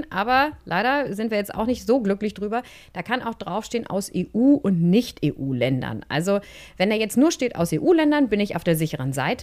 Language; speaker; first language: German; native; German